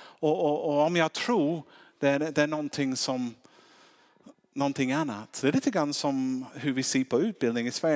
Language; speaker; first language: Swedish; non-native, fluent; English